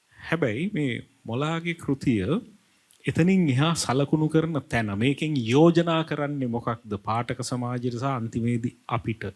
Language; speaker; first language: Sinhala; native; Sinhala